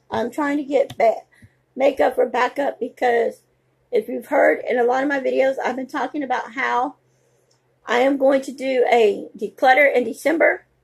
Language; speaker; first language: English; native; English